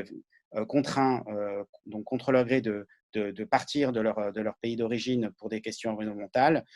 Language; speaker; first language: French; native; French